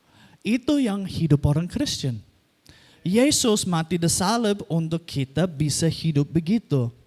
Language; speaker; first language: Indonesian; non-native, fluent; English